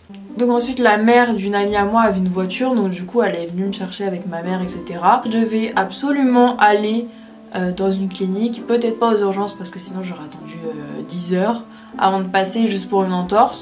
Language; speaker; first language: French; native; French